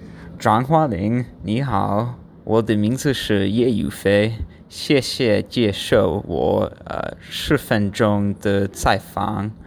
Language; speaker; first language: Chinese; non-native, learner; English